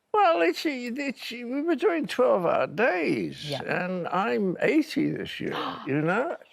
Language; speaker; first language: English; native; English